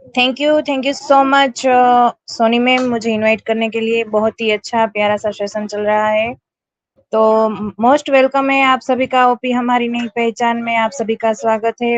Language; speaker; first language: Hindi; native; Hindi